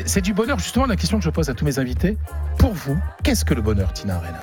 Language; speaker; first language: French; native; French